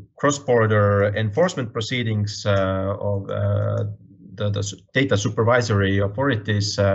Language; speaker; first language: English; non-native, fluent; Estonian